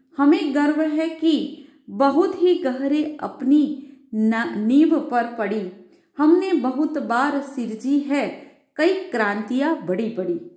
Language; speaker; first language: Hindi; non-native, local second language; Gujarati